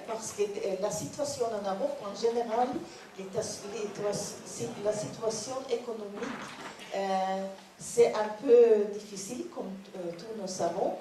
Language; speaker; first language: French; non-native, learner; Norwegian